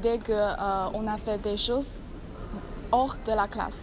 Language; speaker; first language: French; non-native, learner; Chinese